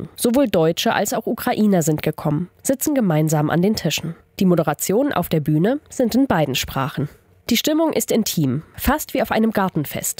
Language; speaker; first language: German; native; German